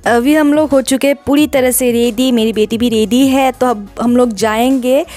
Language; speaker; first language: Hindi; non-native, local second language; Assamese